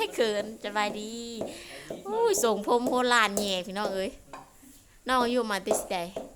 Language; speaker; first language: Thai; native; Thai